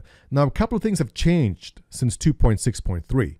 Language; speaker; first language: English; native; English